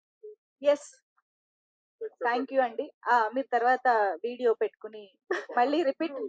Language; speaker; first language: Telugu; native; Telugu